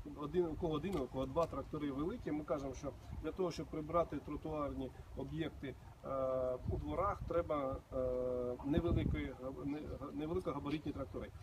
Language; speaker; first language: Ukrainian; non-native, local second language; Russian